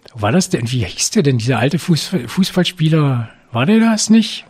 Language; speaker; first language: German; native; German